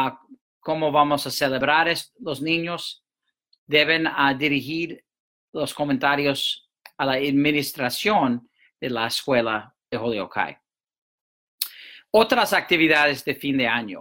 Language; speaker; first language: Spanish; non-native, fluent; English